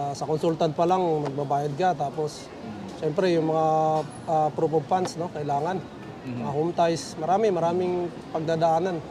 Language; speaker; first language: Filipino; non-native, local second language; Cebuano